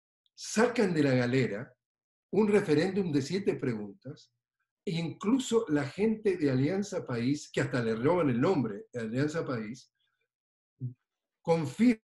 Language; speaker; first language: Spanish; native; Spanish